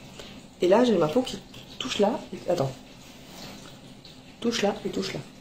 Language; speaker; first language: French; native; French